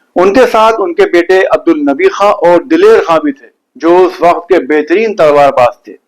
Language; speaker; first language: Urdu; native; Urdu